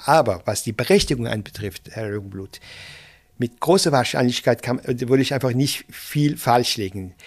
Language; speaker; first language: German; non-native, fluent; Persian